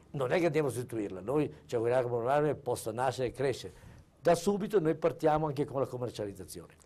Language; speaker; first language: Italian; native; Italian